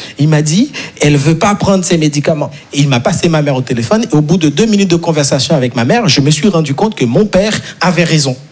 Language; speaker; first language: French; non-native, local second language; Haitian Creole